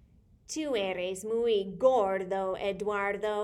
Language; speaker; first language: Spanish; non-native, fluent; English